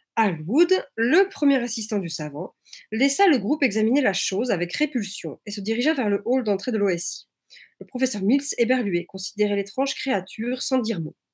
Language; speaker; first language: French; native; French